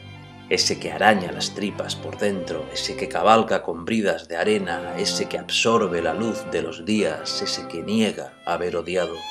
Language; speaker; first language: Spanish; native; Spanish